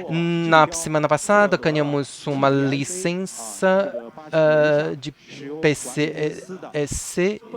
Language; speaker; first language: Portuguese; non-native, fluent; Chinese